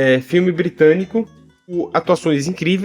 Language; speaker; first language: Portuguese; native; Portuguese